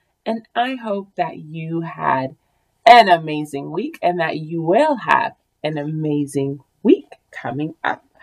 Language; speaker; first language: English; early bilingual, other home language; French